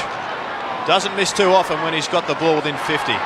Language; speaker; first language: English; native; English